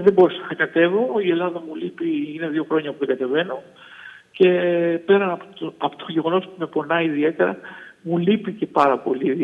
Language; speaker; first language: Greek; native; Greek